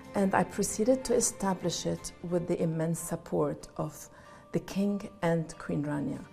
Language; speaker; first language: English; non-native, fluent; Arabic